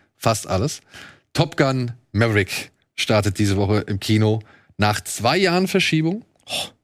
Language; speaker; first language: German; native; German